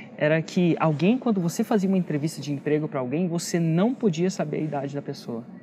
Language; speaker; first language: Portuguese; native; Portuguese